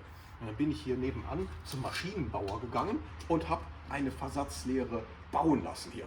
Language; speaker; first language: German; native; German